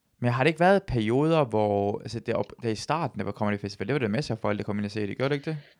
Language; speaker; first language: Danish; early bilingual, other home language; Persian